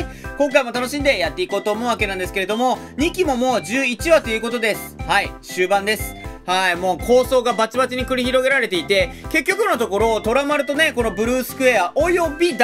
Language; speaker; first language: Japanese; native; Japanese